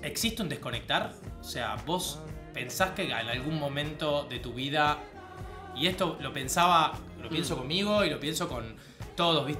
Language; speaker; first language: Spanish; native; Spanish